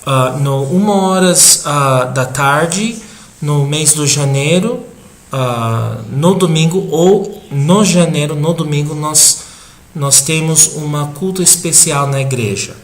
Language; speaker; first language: Portuguese; non-native, fluent; English